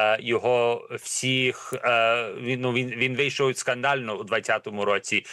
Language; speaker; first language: Ukrainian; early bilingual, heritage; Ukrainian